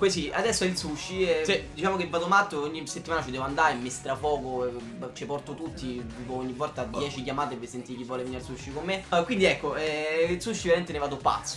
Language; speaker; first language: Italian; native; Italian